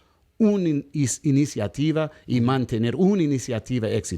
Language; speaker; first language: Spanish; non-native, learner; English